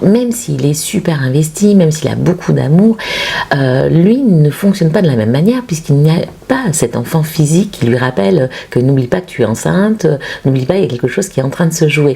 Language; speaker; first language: French; native; French